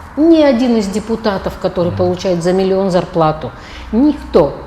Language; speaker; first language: Russian; non-native, local second language; Kazakh